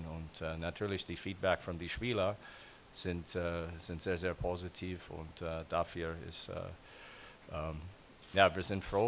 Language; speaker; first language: German; non-native, fluent; English